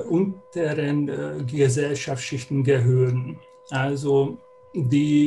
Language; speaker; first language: German; non-native, fluent; Hungarian